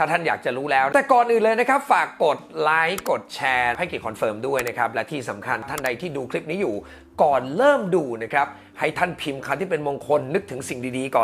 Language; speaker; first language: Thai; native; Thai